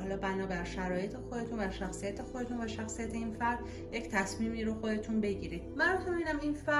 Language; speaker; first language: Persian; native; Persian